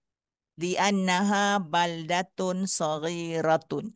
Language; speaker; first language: Arabic; non-native, learner; Malay